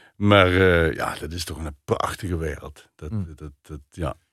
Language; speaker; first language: Dutch; native; Dutch